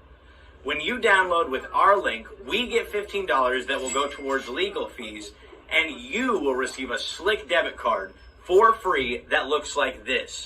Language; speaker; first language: English; native; English